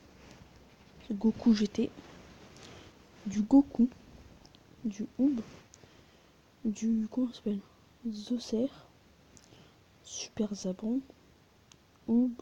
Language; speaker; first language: French; native; French